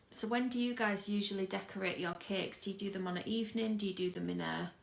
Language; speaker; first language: English; native; English